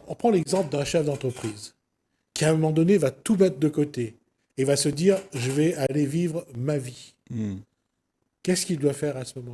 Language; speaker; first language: French; native; French